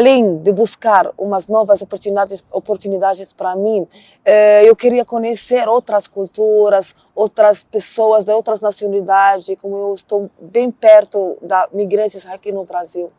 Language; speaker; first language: Portuguese; non-native, learner; Arabic